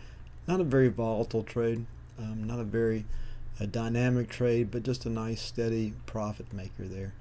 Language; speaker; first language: English; native; English